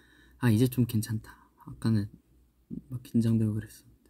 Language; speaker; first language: Korean; native; Korean